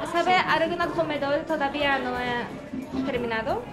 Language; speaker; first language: Spanish; non-native, learner; Japanese